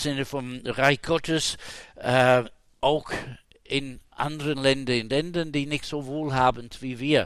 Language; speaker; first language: German; non-native, fluent; English